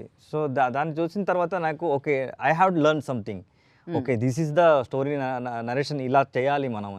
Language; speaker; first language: Telugu; non-native, learner; Kannada